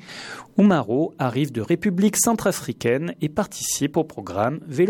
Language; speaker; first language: French; native; French